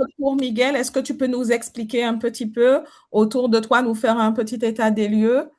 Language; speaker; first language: French; native; French